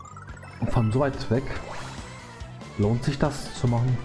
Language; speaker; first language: German; native; German